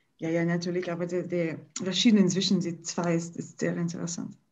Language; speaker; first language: German; non-native, learner; English